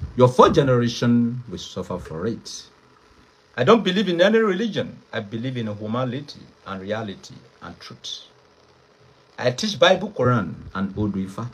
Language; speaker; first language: English; non-native, local second language; Yoruba